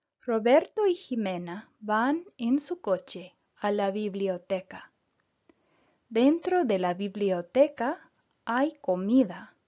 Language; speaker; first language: Spanish; non-native, fluent; English